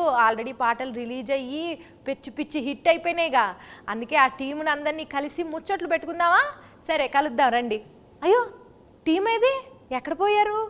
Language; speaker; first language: Telugu; native; Telugu